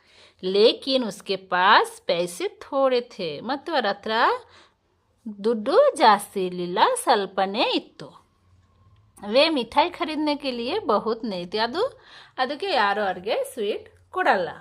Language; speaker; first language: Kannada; non-native, local second language; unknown